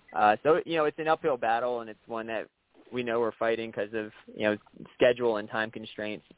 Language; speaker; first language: English; native; English